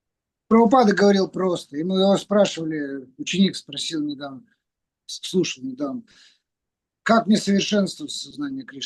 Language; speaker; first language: Russian; native; Russian